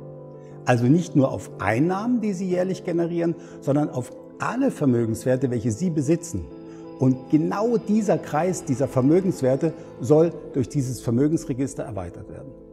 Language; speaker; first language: German; native; German